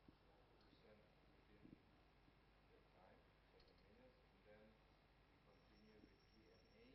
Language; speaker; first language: English; non-native, fluent; Indonesian